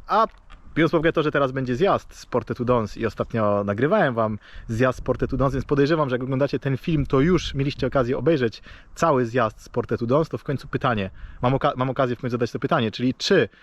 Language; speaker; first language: Polish; native; Polish